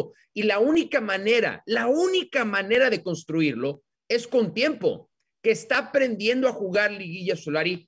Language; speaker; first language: Spanish; native; Spanish